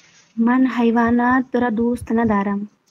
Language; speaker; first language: Persian; non-native, learner; Urdu